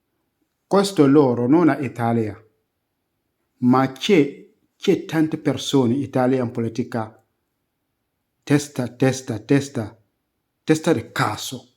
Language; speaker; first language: Italian; non-native, learner; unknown